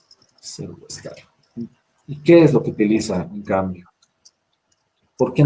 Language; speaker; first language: Spanish; native; Spanish